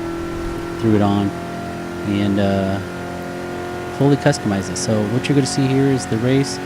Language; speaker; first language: English; native; English